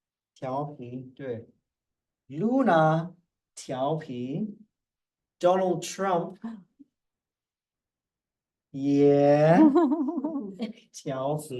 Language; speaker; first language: Chinese; non-native, fluent; English